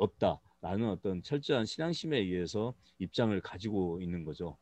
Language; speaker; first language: Korean; native; Korean